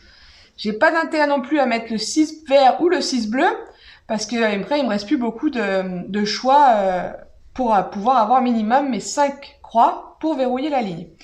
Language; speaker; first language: French; native; French